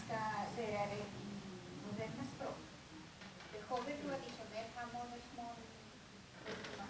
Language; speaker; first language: Swedish; non-native, fluent; Spanish